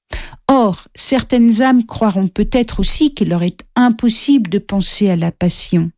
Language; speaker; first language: French; native; French